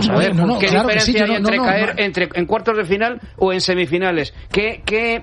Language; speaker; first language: Spanish; native; Spanish